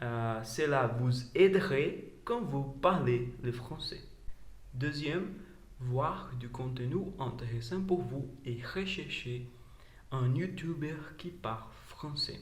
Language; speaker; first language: French; non-native, learner; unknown